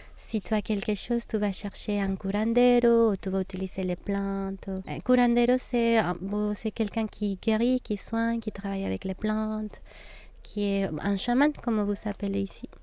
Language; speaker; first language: French; non-native, fluent; Spanish